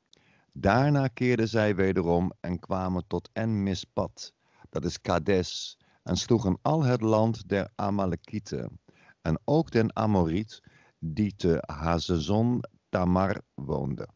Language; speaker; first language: Dutch; native; Dutch